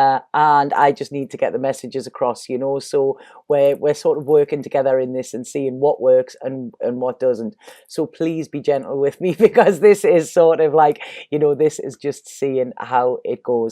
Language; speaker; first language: English; native; English